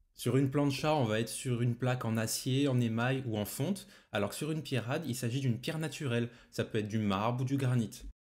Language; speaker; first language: French; native; French